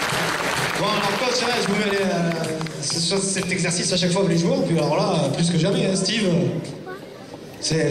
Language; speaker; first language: French; native; French